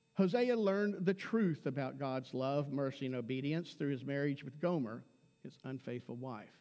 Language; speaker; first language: English; native; English